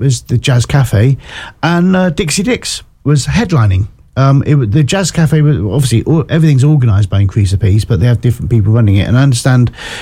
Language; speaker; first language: English; native; English